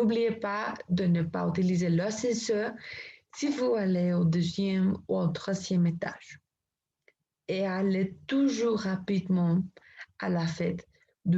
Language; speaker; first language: French; non-native, learner; Spanish